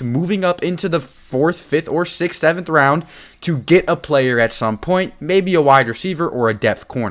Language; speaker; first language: English; native; English